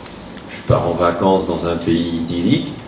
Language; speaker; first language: French; native; French